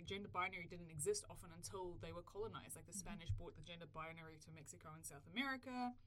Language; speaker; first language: English; native; English